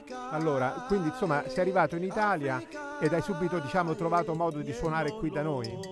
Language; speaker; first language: Italian; native; Italian